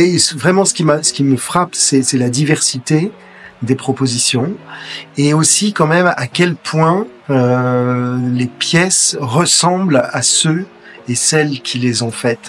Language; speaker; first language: French; native; French